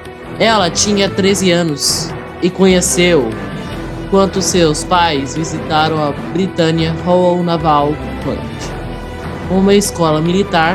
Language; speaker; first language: Portuguese; native; Portuguese